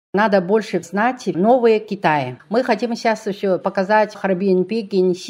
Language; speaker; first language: Russian; non-native, learner; Chinese